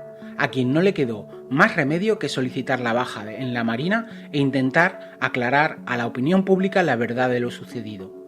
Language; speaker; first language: Spanish; native; Spanish